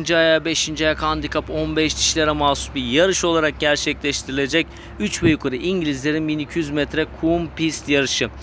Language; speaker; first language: Turkish; native; Turkish